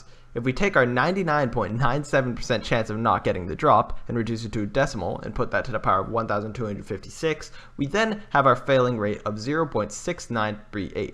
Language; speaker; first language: English; native; English